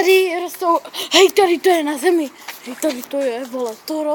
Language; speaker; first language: Czech; native; Czech